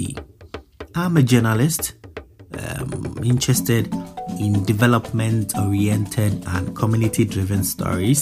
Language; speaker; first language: English; non-native, local second language; Akan